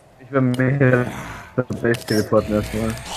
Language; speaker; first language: German; native; German